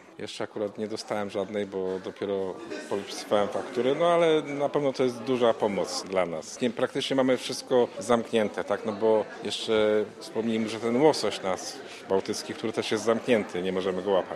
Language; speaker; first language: Polish; native; Polish